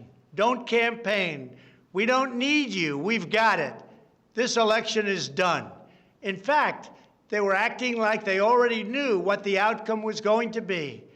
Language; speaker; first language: English; native; English